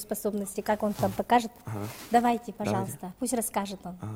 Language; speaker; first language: Russian; native; Russian